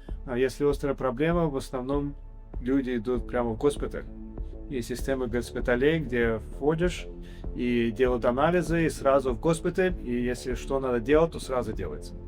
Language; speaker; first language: Russian; early bilingual, heritage; English